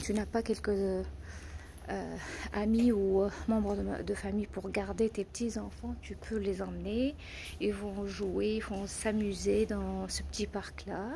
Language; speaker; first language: French; non-native, fluent; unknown